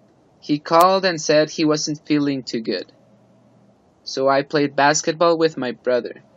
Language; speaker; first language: English; non-native, fluent; Spanish